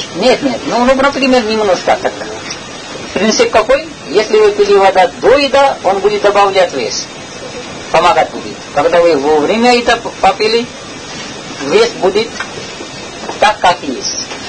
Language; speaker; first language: Russian; non-native, learner; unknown